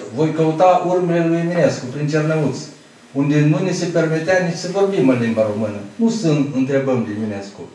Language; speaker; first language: Romanian; native; Romanian